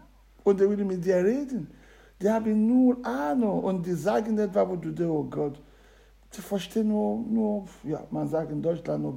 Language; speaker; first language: German; non-native, learner; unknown